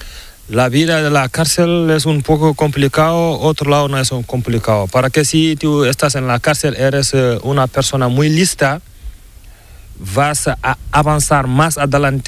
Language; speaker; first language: Spanish; non-native, learner; Fula